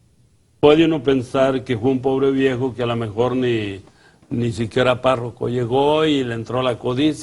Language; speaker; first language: Spanish; native; Spanish